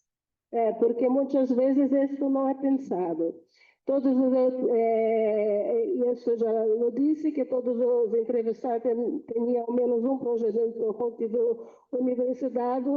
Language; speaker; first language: Portuguese; non-native, fluent; Spanish